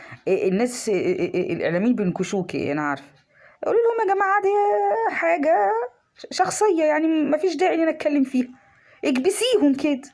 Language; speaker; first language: Arabic; native; Arabic